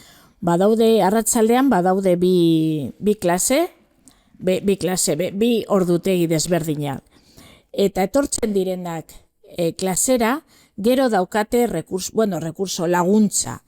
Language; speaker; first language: Basque; non-native, local second language; Spanish